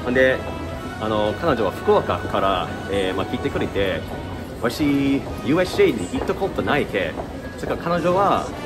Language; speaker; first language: Japanese; non-native, fluent; English